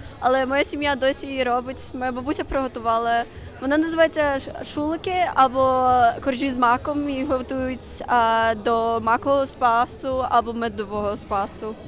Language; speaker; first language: Ukrainian; early bilingual, heritage; Ukrainian